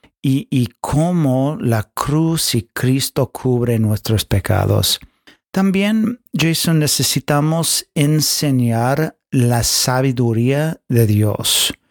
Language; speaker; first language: Spanish; non-native, fluent; English